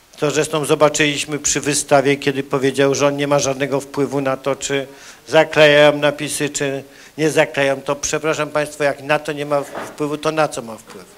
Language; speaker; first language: Polish; native; Polish